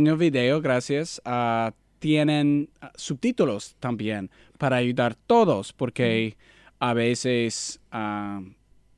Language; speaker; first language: Spanish; non-native, learner; English